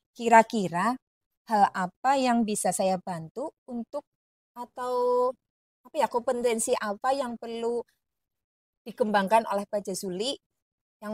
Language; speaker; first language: Indonesian; native; Indonesian